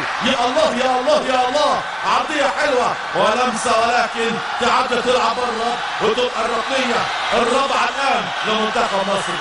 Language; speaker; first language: Arabic; native; Arabic